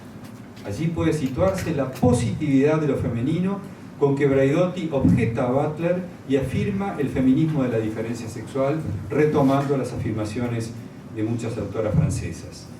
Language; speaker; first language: Spanish; native; Spanish